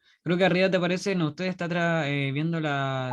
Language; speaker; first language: Spanish; native; Spanish